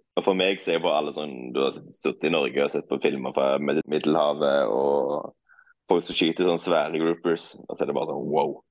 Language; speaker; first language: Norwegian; native; Norwegian